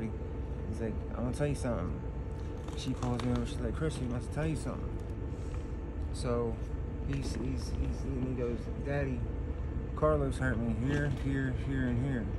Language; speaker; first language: English; native; English